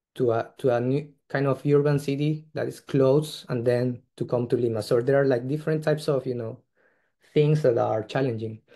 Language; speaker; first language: English; non-native, fluent; Spanish